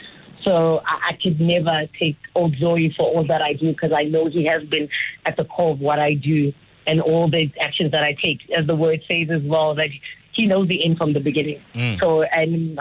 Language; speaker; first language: English; non-native, local second language; Northern Sotho